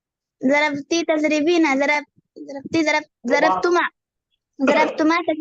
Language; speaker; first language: Arabic; non-native, learner; Urdu